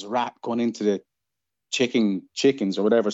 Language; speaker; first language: English; native; English